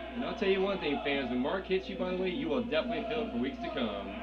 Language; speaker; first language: English; native; English